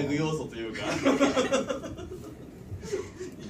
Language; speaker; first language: Japanese; native; Japanese